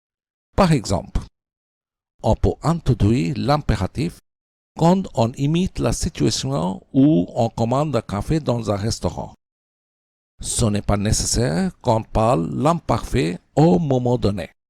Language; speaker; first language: French; non-native, fluent; Bangla